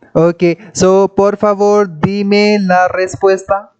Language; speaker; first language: Spanish; non-native, fluent; Hindi